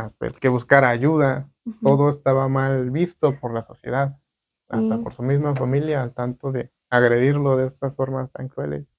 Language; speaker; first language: Spanish; native; Spanish